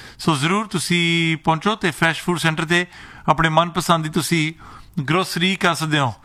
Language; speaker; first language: Punjabi; early bilingual, heritage; Punjabi